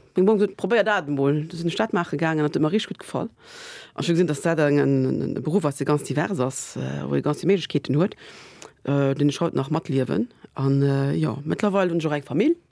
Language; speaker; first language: Luxembourgish; early bilingual, other home language; Spanish